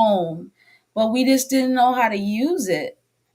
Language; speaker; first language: English; native; English